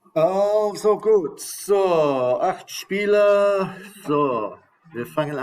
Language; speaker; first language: German; non-native, fluent; English